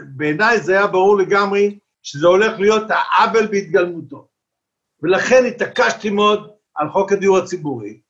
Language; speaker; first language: Hebrew; early bilingual, other home language; Arabic